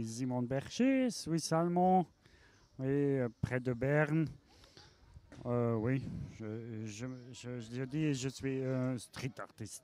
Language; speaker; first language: French; non-native, learner; German